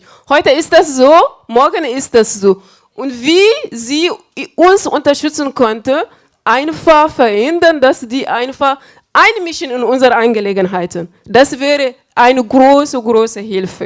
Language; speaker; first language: German; non-native, fluent; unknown